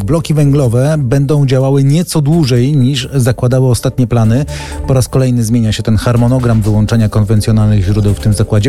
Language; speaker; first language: Polish; native; Polish